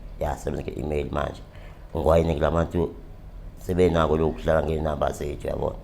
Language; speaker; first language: Zulu; native; Zulu